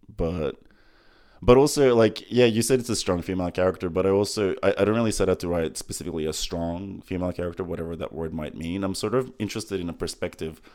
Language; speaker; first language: English; early bilingual, other home language; Macedonian